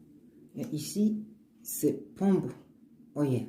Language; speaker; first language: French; non-native, learner; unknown